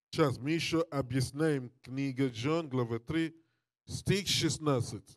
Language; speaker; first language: Russian; non-native, learner; English